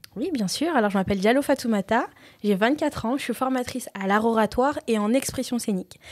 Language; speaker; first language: French; early bilingual, other home language; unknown